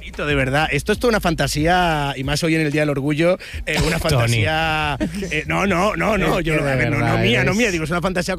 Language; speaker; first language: Spanish; native; Spanish